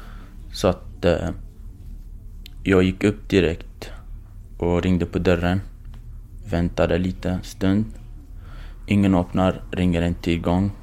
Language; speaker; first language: Swedish; non-native, fluent; Kurdish